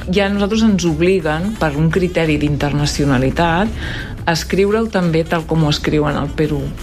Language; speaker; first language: Catalan; native; Catalan